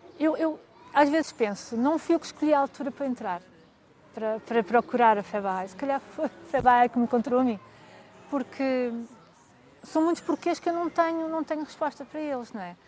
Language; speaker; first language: Portuguese; native; Portuguese